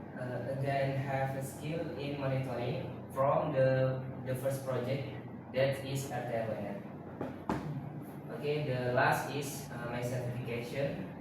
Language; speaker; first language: English; non-native, learner; Indonesian